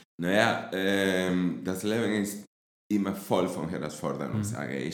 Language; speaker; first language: German; non-native, fluent; Spanish